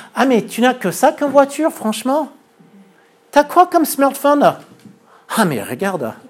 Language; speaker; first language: French; non-native, fluent; English